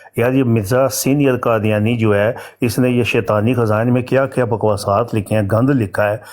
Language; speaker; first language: Urdu; non-native, local second language; Punjabi